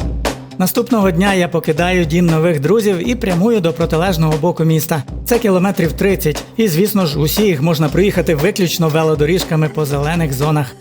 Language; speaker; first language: Ukrainian; native; Ukrainian